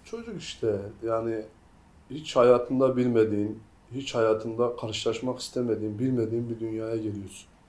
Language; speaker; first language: Turkish; native; Turkish